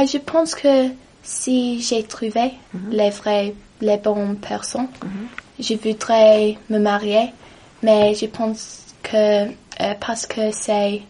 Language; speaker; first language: French; non-native, learner; English